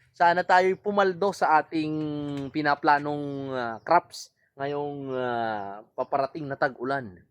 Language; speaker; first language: Filipino; non-native, local second language; Bikol